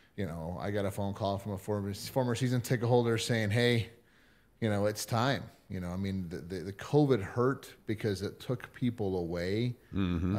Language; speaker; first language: English; native; English